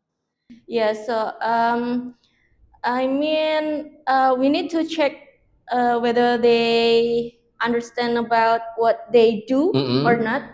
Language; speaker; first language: English; non-native, learner; Indonesian